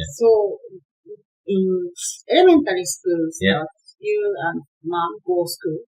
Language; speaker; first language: English; non-native, learner; Japanese